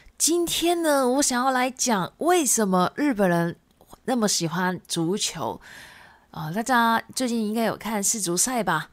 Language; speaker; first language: Chinese; non-native, fluent; Japanese